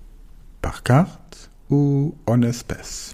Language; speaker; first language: French; non-native, fluent; German